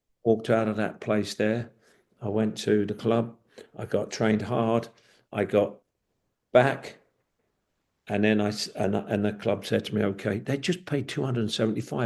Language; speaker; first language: English; native; English